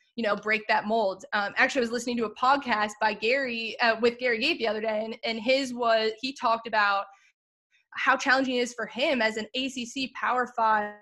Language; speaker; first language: English; native; English